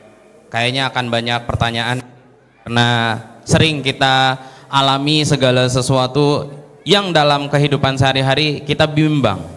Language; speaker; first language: Indonesian; native; Indonesian